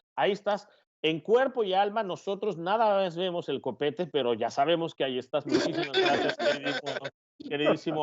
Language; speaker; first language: Spanish; native; Spanish